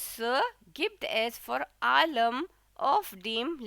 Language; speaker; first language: German; non-native, fluent; Hindi